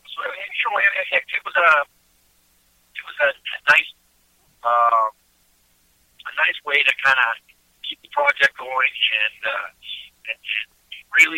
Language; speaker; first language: English; native; English